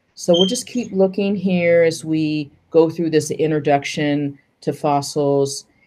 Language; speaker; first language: English; native; English